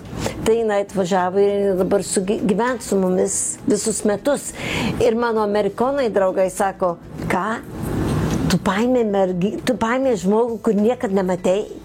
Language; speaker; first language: Lithuanian; early bilingual, heritage; Lithuanian